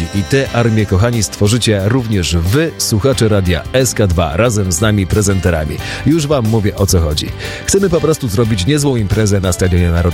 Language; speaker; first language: Polish; native; Polish